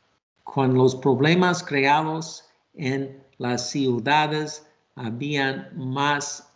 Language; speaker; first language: Spanish; non-native, fluent; English